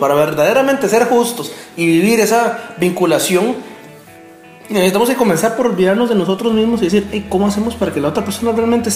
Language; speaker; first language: Spanish; native; Spanish